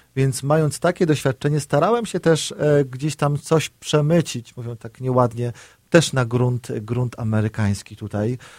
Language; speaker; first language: Polish; native; Polish